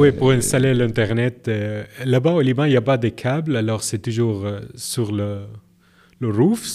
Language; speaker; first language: French; non-native, learner; Arabic